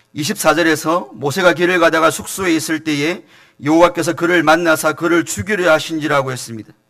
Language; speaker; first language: Korean; native; Korean